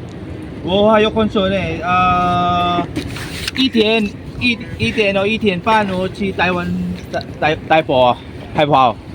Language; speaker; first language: Chinese; non-native, learner; Filipino